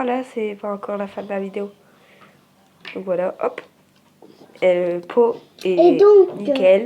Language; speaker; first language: French; native; French